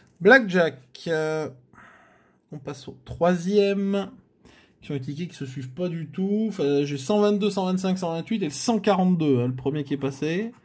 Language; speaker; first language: French; native; French